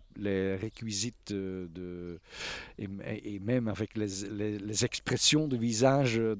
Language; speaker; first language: French; non-native, local second language; Dutch